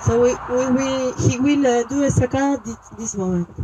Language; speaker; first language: English; non-native, learner; French